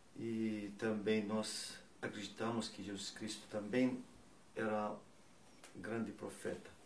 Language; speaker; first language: Portuguese; non-native, learner; Persian